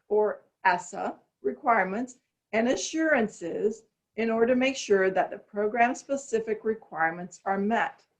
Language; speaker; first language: English; native; English